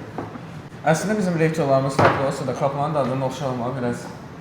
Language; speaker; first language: Azerbaijani; native; Azerbaijani